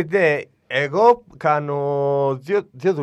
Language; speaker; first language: Greek; non-native, learner; Italian